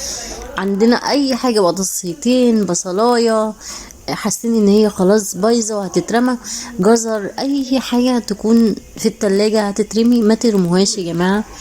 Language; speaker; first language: Arabic; native; Arabic